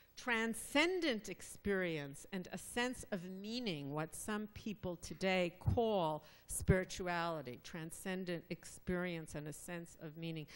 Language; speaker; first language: English; native; English